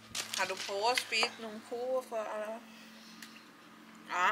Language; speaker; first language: Danish; non-native, learner; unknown